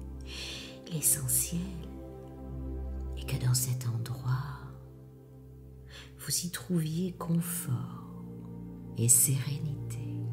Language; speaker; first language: French; native; French